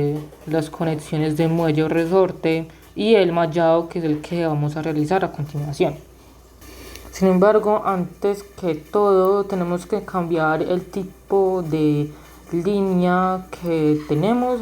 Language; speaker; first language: Spanish; native; Spanish